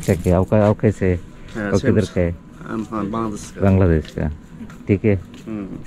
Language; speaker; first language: Hindi; non-native, local second language; Malayalam